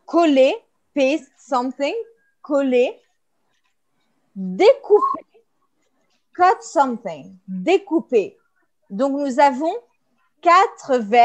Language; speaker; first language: French; non-native, fluent; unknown